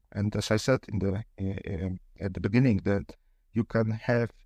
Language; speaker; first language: English; non-native, fluent; Polish